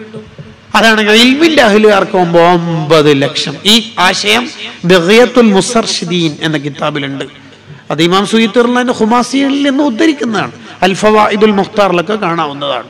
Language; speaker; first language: Malayalam; native; Malayalam